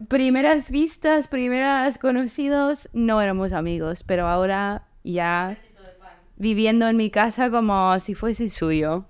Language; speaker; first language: Spanish; non-native, fluent; English